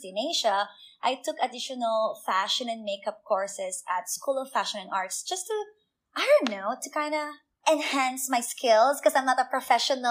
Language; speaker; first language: English; non-native, local second language; Filipino